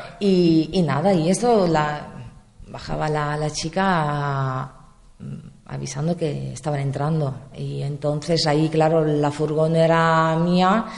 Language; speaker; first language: Spanish; non-native, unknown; Italian